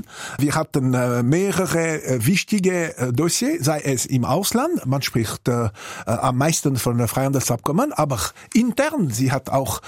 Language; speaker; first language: German; non-native, local second language; French